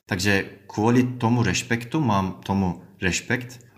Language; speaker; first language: Slovak; non-native, learner; Turkish